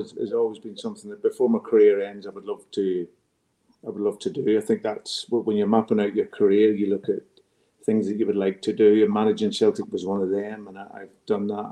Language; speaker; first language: English; native; English